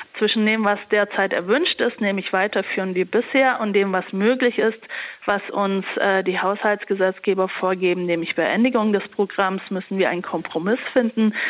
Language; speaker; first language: German; early bilingual, other home language; Turkish